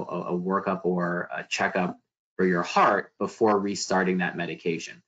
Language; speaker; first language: English; native; English